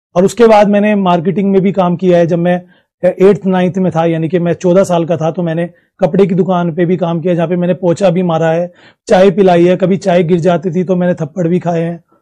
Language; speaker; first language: Hindi; native; Hindi